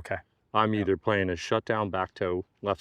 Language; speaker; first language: English; native; English